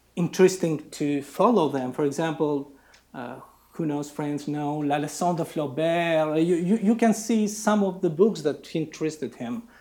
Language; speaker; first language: English; non-native, fluent; Albanian